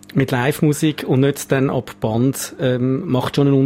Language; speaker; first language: German; native; German